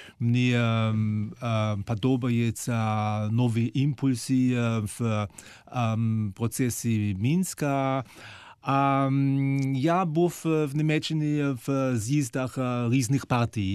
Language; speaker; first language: Ukrainian; non-native, fluent; German